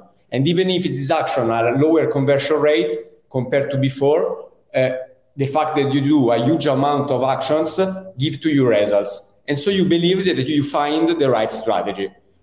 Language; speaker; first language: English; non-native, fluent; Italian